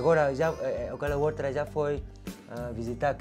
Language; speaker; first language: Portuguese; non-native, learner; Vietnamese